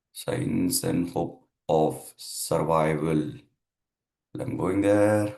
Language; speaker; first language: English; non-native, local second language; Kannada